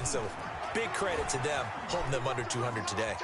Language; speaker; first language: English; native; English